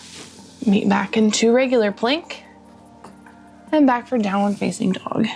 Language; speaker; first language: English; native; English